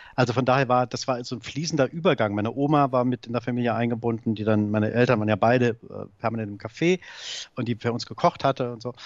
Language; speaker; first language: German; native; German